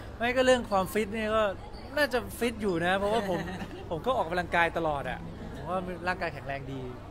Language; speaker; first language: Thai; native; Thai